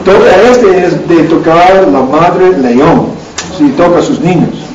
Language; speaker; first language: Spanish; non-native, learner; English